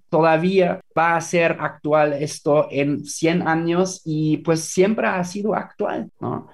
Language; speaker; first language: Spanish; non-native, fluent; German